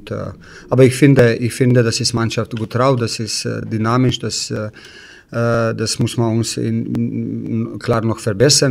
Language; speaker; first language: German; non-native, fluent; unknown